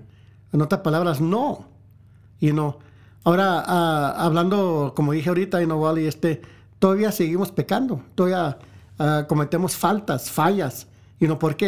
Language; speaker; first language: Spanish; early bilingual, heritage; Spanish